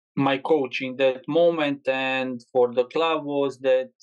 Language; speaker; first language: English; non-native, learner; Croatian